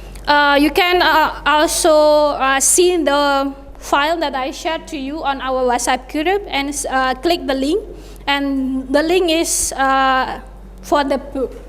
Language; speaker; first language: English; non-native, fluent; Indonesian